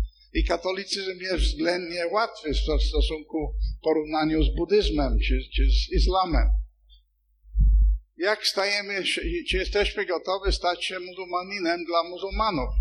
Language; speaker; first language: Polish; non-native, fluent; English